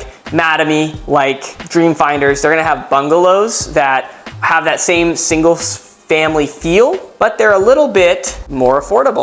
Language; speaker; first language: English; native; English